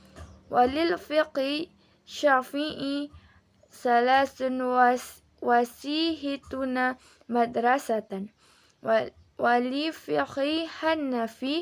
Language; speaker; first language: Arabic; non-native, learner; Indonesian